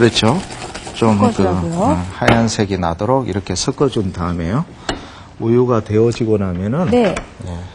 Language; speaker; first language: Korean; native; Korean